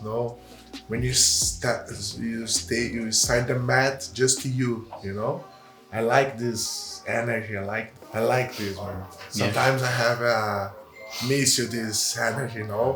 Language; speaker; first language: English; non-native, learner; Portuguese